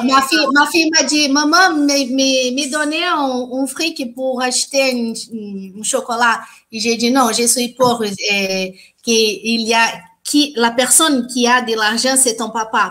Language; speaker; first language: French; non-native, learner; Portuguese